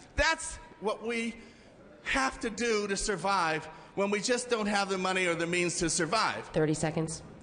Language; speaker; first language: English; native; English